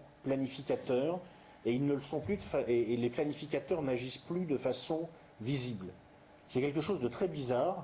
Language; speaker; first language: French; native; French